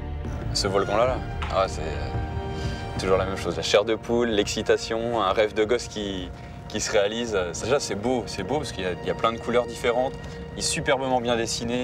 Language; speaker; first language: French; native; French